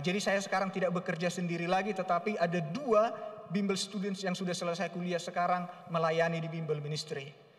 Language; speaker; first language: Indonesian; non-native, local second language; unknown